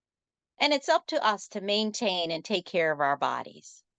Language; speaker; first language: English; native; English